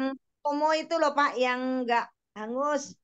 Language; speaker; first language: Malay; non-native, local second language; Javanese